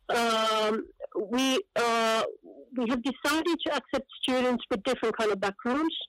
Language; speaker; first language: English; non-native, fluent; Finnish